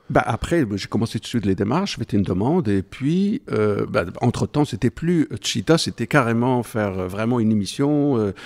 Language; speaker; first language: French; non-native, local second language; Arabic